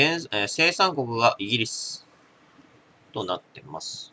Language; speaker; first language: Japanese; native; Japanese